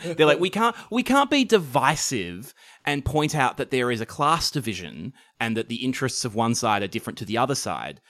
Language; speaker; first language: English; native; English